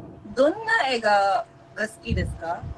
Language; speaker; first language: Japanese; non-native, learner; Filipino